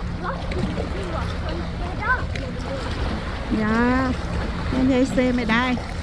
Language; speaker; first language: Norwegian; non-native, learner; Thai